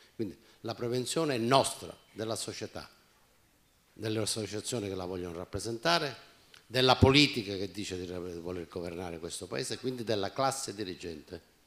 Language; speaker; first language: Italian; native; Italian